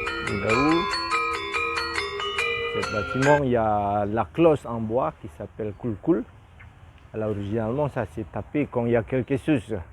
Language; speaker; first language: French; non-native, learner; Indonesian